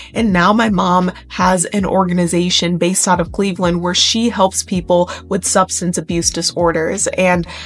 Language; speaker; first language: English; native; English